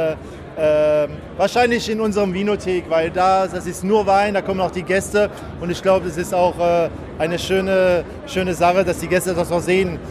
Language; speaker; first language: German; native; German